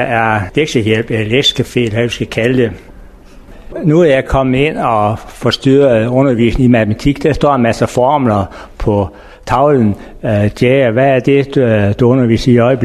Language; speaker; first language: Danish; native; Danish